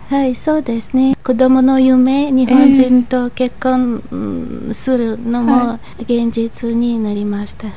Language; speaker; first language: Japanese; non-native, fluent; Bulgarian